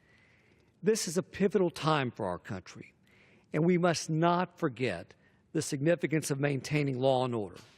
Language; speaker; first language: English; native; English